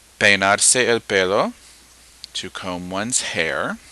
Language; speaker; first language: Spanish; non-native, fluent; English